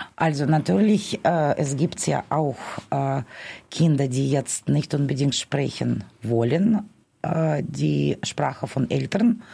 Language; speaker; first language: German; non-native, fluent; Russian